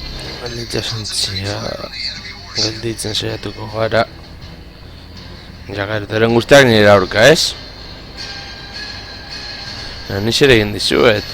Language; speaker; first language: Basque; non-native, local second language; Spanish